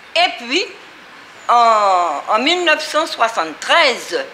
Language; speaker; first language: French; native; French